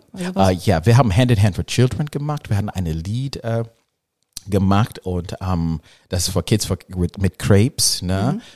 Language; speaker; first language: German; non-native, fluent; English